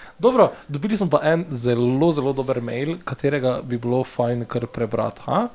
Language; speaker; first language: Slovenian; non-native, local second language; Albanian